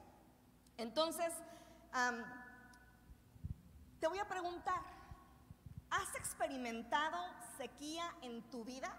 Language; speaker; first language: Spanish; native; Spanish